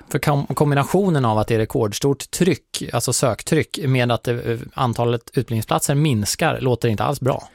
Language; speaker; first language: Swedish; native; Swedish